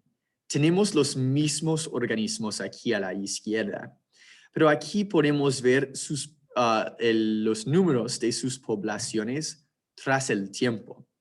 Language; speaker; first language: Spanish; non-native, fluent; English